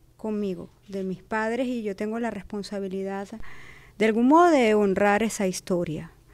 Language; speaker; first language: Spanish; native; Spanish